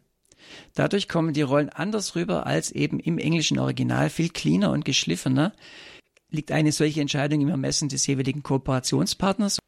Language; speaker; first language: German; native; German